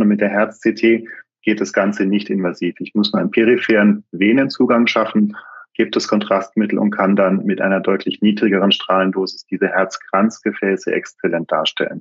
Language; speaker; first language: German; native; German